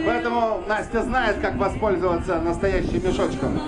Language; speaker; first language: Russian; native; Russian